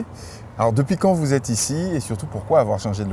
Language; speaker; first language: French; native; French